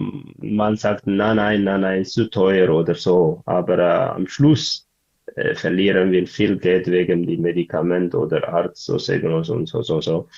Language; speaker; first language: German; non-native, learner; Tigrinya